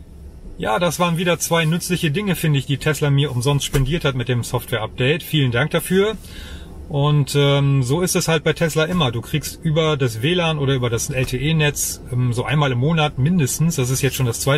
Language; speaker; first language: German; native; German